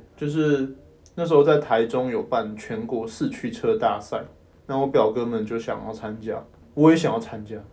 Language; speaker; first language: Chinese; non-native, local second language; Min Nan Chinese